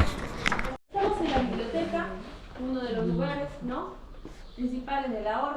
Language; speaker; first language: Spanish; native; Spanish